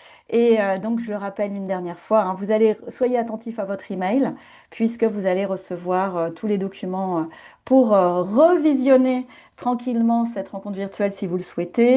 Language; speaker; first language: French; native; French